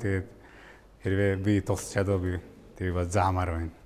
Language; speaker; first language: Mongolian; non-native, fluent; Hungarian